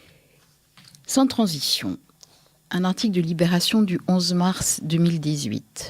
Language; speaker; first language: French; native; French